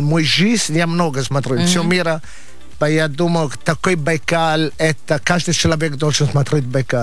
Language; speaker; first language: Russian; non-native, learner; Italian